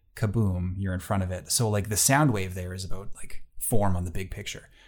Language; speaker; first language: English; native; English